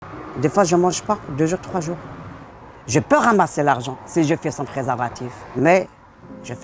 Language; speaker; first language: French; non-native, learner; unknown